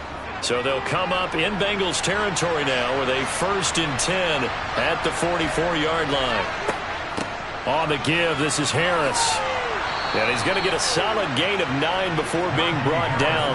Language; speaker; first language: English; native; English